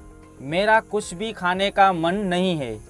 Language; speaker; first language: Hindi; native; Hindi